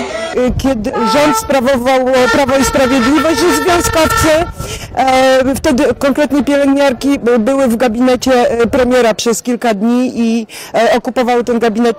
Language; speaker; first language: Polish; native; Polish